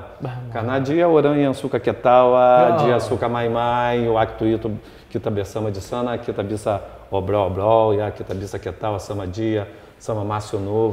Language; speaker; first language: Indonesian; non-native, fluent; Portuguese